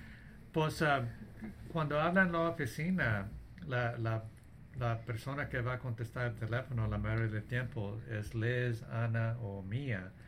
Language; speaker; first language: Spanish; early bilingual, heritage; English